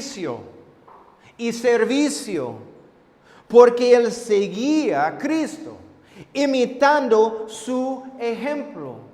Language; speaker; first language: Spanish; non-native, fluent; English